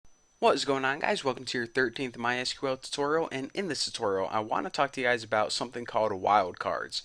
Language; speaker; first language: English; native; English